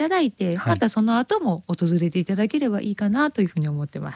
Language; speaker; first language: Japanese; native; Japanese